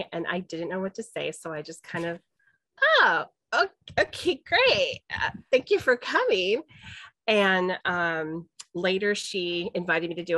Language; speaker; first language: English; native; English